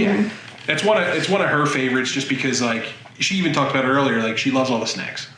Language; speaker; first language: English; native; English